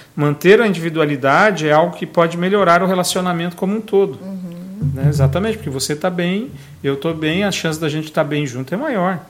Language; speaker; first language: Portuguese; native; Portuguese